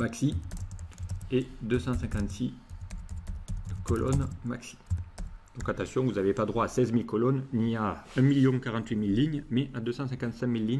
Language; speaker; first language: French; native; French